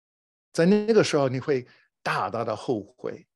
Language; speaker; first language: Chinese; non-native, fluent; English